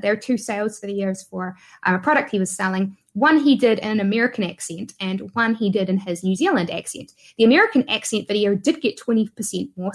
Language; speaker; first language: English; native; English